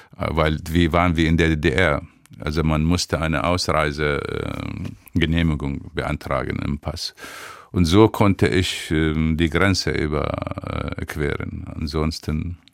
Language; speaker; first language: German; non-native, fluent; Arabic